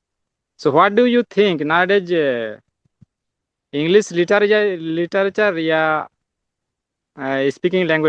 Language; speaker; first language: English; non-native, learner; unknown